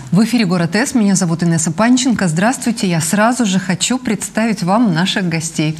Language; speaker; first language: Russian; native; Russian